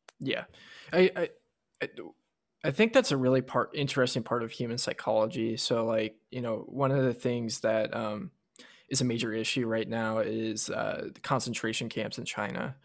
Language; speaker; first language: English; native; English